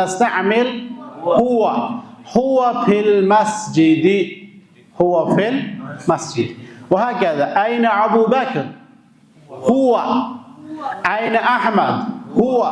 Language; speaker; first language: Arabic; non-native, local second language; Urdu